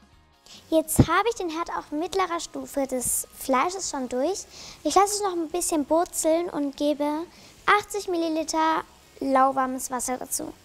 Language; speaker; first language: German; native; German